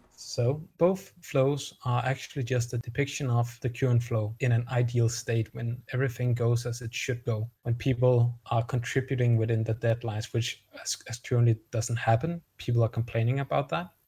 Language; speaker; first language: English; non-native, fluent; Danish